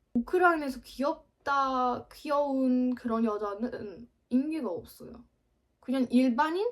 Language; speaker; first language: Korean; non-native, fluent; Ukrainian